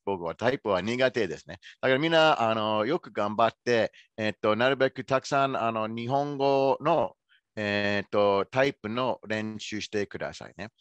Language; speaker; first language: Japanese; non-native, fluent; English